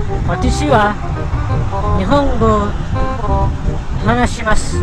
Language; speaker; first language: Japanese; non-native, learner; Malay